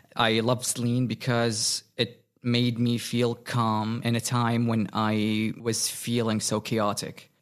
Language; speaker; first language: English; non-native, fluent; Arabic